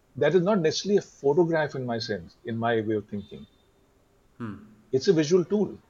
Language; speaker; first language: English; non-native, local second language; Hindi